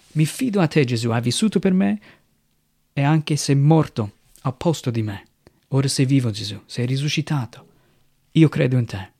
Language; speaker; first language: Italian; non-native, fluent; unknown